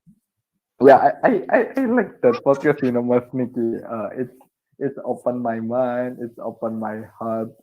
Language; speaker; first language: English; non-native, learner; Indonesian